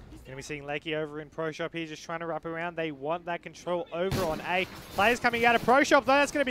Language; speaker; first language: English; native; English